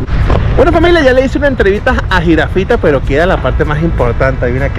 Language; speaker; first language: Spanish; native; Spanish